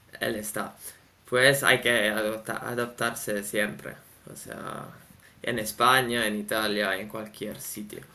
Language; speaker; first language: Spanish; non-native, fluent; Italian